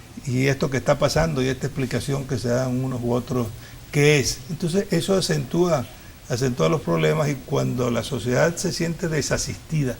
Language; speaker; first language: Spanish; native; Spanish